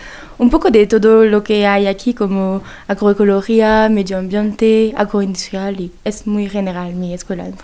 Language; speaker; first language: Spanish; non-native, learner; French